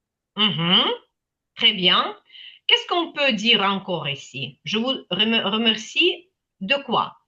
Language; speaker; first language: French; non-native, fluent; Ukrainian